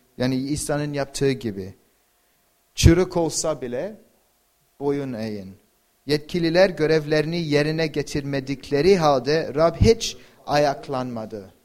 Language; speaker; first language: Turkish; non-native, fluent; English